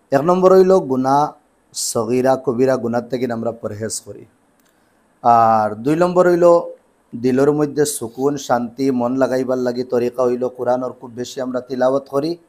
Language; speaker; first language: Bangla; native; Bangla